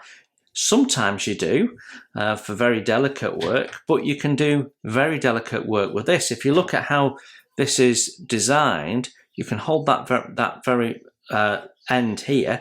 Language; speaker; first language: English; native; English